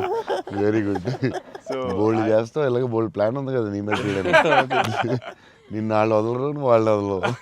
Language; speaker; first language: Telugu; native; Telugu